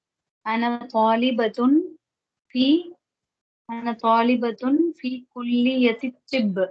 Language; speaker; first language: Arabic; non-native, learner; Tamil